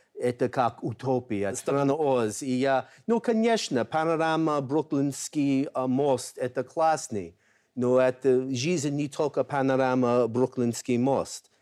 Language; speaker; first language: Russian; non-native, learner; English